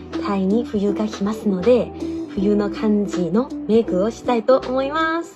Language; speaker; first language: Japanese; non-native, learner; Thai